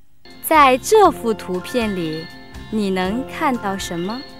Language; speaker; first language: Chinese; native; Chinese